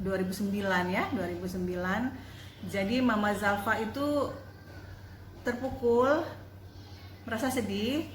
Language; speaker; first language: Indonesian; native; Indonesian